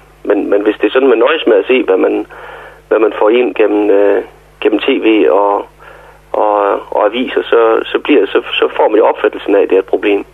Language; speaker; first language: Danish; native; Danish